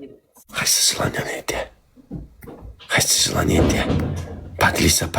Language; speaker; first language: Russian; non-native, learner; Turkmen